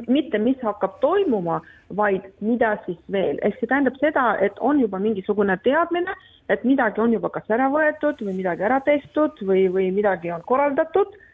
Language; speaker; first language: Estonian; non-native, local second language; Russian